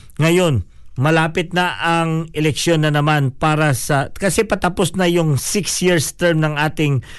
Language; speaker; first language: Filipino; non-native, local second language; Hiligaynon